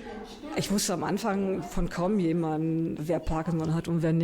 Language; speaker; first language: German; native; German